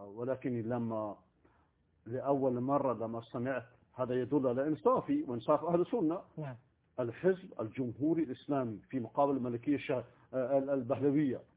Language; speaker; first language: Arabic; non-native, local second language; Baluchi